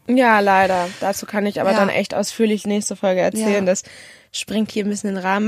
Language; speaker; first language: German; native; German